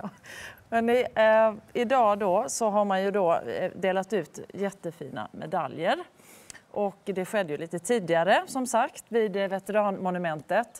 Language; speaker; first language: Swedish; native; Swedish